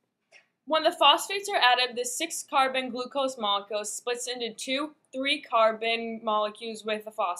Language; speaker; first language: English; native; English